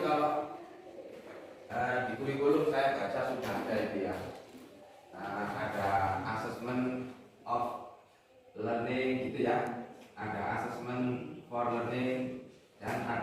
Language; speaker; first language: Indonesian; native; Indonesian